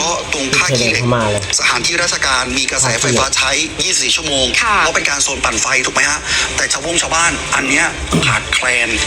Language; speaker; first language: Thai; native; Thai